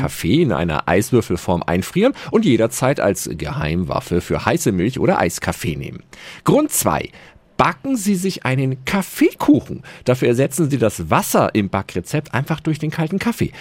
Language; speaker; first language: German; native; German